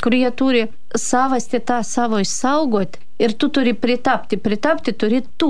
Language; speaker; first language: Lithuanian; non-native, fluent; Russian